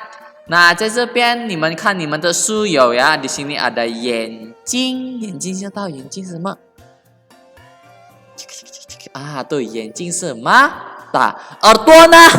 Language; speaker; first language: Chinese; non-native, fluent; Indonesian